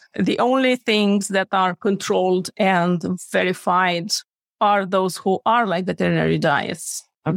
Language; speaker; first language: English; non-native, fluent; Romanian